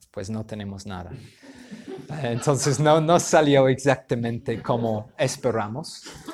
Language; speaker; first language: Spanish; non-native, fluent; English